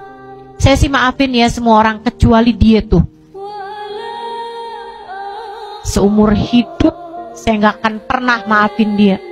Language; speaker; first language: Indonesian; native; Indonesian